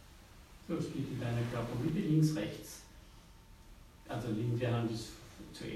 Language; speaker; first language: German; native; German